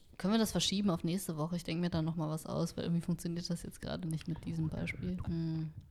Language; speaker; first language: German; early bilingual, other home language; Vietnamese